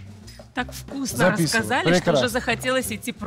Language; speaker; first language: Russian; native; Russian